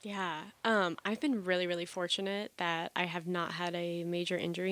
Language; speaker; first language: English; native; English